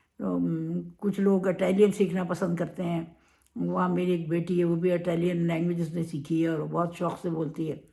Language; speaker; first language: Urdu; native; Urdu